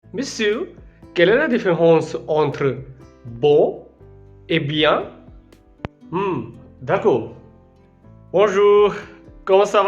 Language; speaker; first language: French; non-native, fluent; Hindi